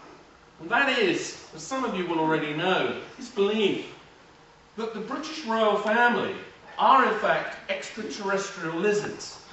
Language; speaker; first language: English; native; English